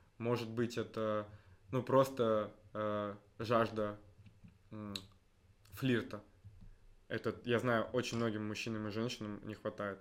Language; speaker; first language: Russian; native; Russian